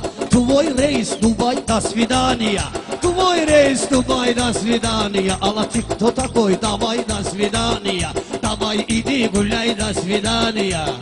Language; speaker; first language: Russian; non-native, learner; Talysh